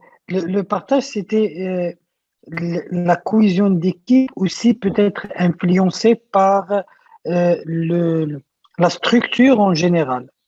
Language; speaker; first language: French; non-native, local second language; Arabic